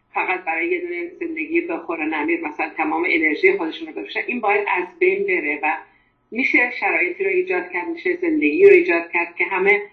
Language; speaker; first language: Persian; non-native, local second language; Azerbaijani